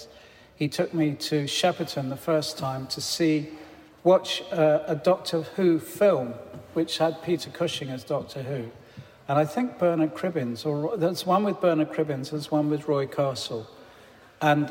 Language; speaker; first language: English; native; English